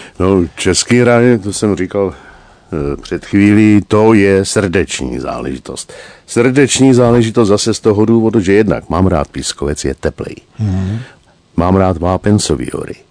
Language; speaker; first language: Czech; native; Czech